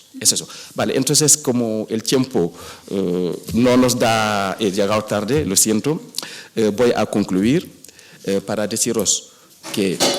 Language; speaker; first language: Spanish; non-native, fluent; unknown